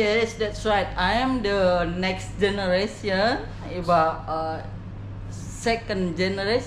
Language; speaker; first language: English; non-native, local second language; Indonesian